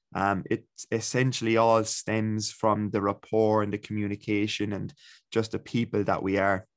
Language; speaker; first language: English; native; English